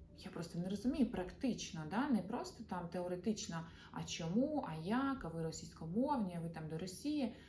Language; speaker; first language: Ukrainian; non-native, local second language; Russian